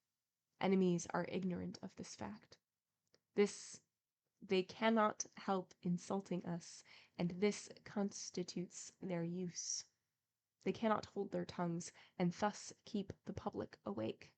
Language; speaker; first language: English; native; English